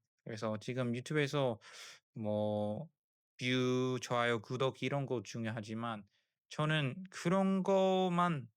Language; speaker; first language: Korean; non-native, learner; English